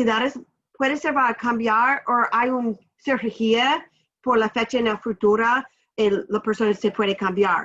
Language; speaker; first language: Spanish; non-native, learner; English